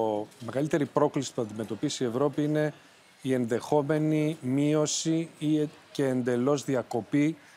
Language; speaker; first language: Greek; native; Greek